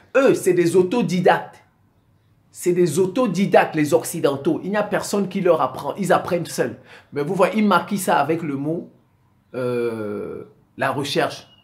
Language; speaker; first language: French; non-native, local second language; Sango